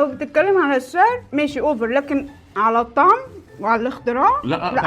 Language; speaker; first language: Arabic; native; Arabic